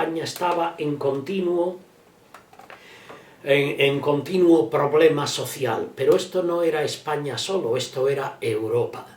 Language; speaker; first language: Spanish; native; Spanish